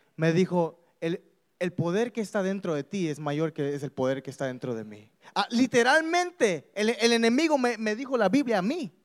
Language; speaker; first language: Spanish; early bilingual, heritage; Spanish